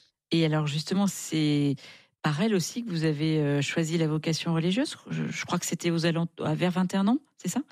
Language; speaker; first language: French; native; French